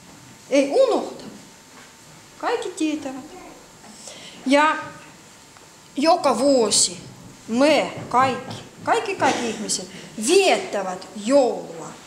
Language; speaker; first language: Finnish; non-native, learner; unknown